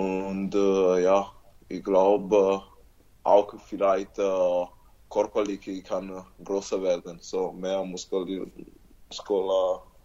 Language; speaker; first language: German; non-native, learner; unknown